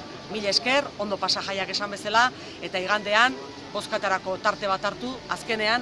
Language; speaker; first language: Basque; native; Basque